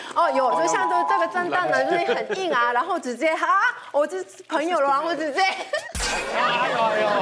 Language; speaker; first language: Chinese; non-native, fluent; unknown